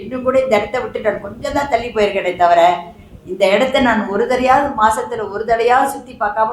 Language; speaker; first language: Tamil; native; Tamil